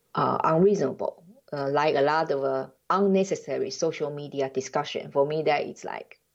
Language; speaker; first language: English; non-native, fluent; Chinese